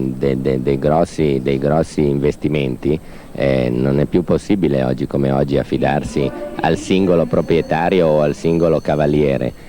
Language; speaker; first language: Italian; native; Italian